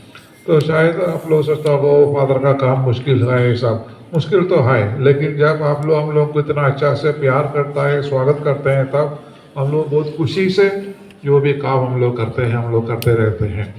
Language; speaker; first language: Hindi; non-native, local second language; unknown